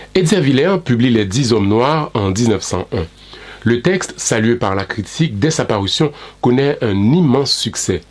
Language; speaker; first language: French; non-native, local second language; Haitian Creole